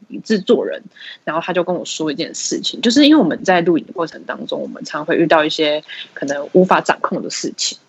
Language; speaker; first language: Chinese; native; Chinese